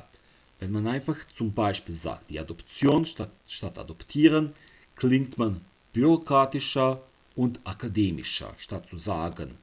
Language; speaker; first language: German; non-native, fluent; Serbian